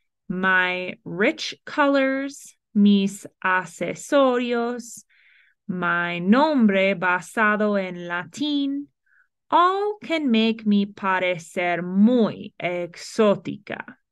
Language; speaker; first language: Spanish; non-native, fluent; English